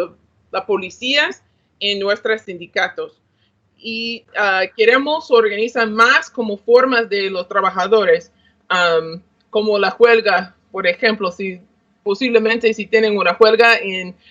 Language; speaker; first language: Spanish; non-native, learner; English